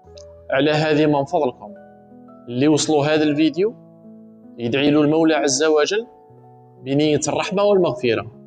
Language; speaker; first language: Arabic; native; Arabic